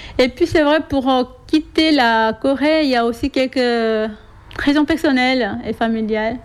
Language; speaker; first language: French; non-native, fluent; Korean